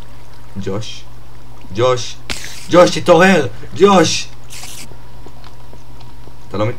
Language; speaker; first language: Hebrew; native; Hebrew